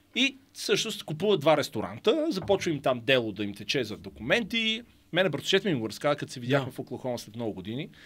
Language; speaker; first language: Bulgarian; native; Bulgarian